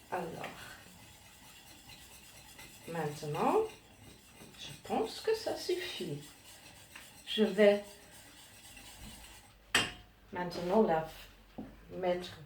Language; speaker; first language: French; non-native, learner; German